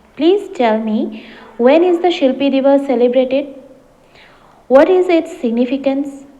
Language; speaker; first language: English; non-native, local second language; Assamese